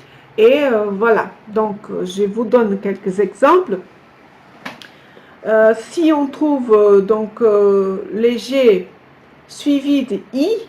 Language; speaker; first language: French; non-native, fluent; Portuguese